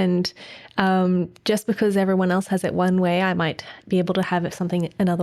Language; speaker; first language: English; native; English